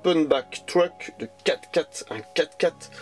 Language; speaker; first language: French; native; French